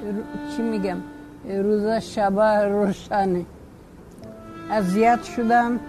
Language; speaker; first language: Persian; early bilingual, other home language; Polish